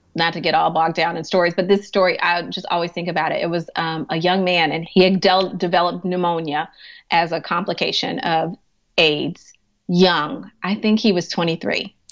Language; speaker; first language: English; native; English